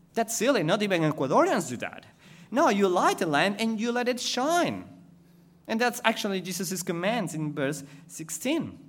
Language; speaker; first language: English; non-native, fluent; Spanish